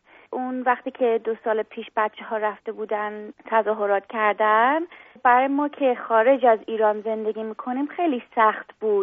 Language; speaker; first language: Persian; early bilingual, heritage; English